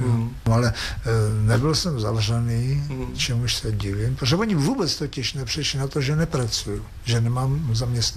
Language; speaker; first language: Czech; native; Czech